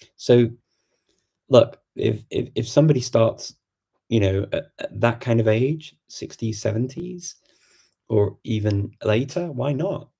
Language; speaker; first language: English; native; English